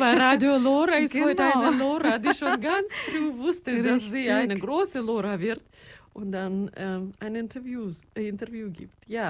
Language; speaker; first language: German; non-native, fluent; Russian